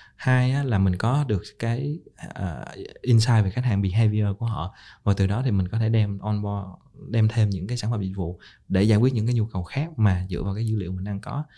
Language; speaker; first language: Vietnamese; native; Vietnamese